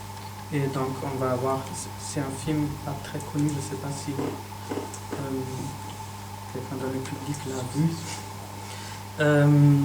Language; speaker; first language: French; non-native, fluent; German